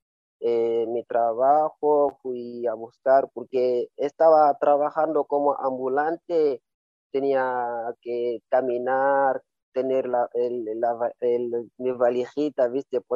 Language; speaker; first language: Spanish; non-native, learner; Wolof